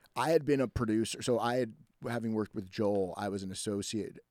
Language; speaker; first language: English; native; English